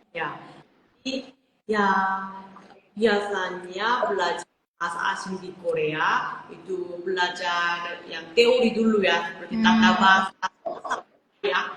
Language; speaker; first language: Indonesian; non-native, fluent; Korean